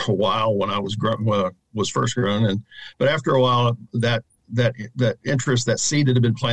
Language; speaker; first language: English; native; English